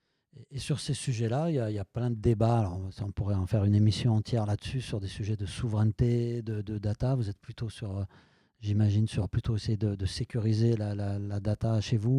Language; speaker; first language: French; native; French